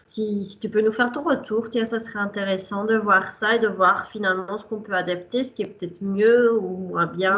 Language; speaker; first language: French; native; French